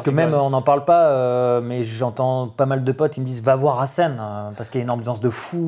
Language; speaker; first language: French; native; French